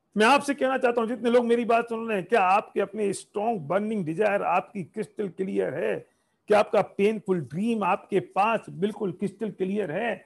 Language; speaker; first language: Hindi; native; Hindi